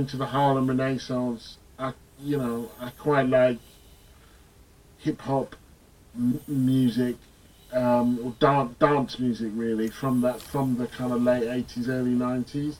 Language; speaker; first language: English; native; English